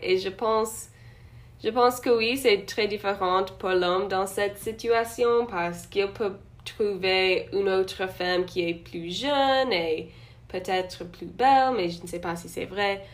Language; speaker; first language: French; non-native, learner; English